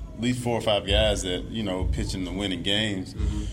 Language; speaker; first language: English; native; English